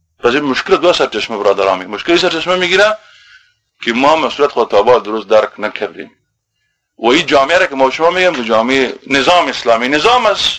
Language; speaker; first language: Persian; native; Persian